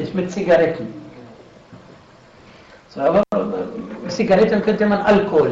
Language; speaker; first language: German; non-native, fluent; Arabic